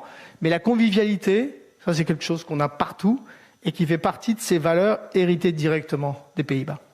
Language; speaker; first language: French; native; French